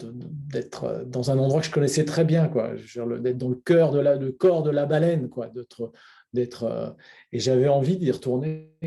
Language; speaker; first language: French; native; French